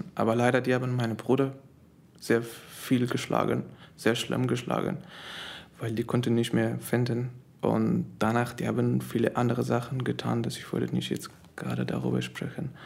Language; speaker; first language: German; non-native, learner; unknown